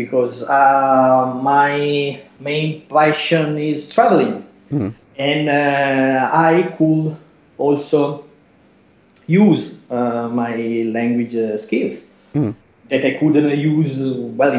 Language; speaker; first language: English; non-native, fluent; Italian